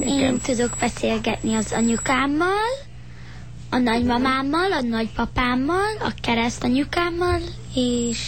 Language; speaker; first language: Hungarian; early bilingual, heritage; Hungarian